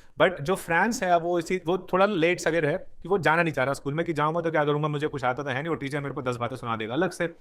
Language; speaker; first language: Hindi; native; Hindi